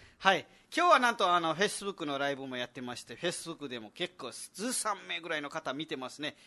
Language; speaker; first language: Japanese; non-native, fluent; Nepali